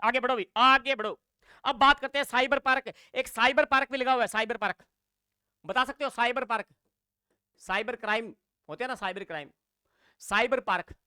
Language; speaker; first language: Hindi; native; Hindi